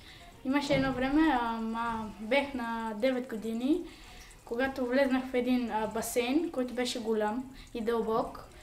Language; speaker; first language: Bulgarian; early bilingual, heritage; Bulgarian